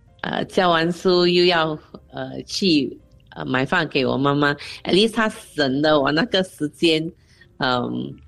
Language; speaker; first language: Chinese; non-native, local second language; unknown